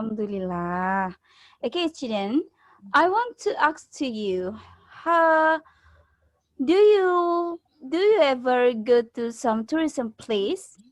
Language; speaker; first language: English; non-native, learner; Indonesian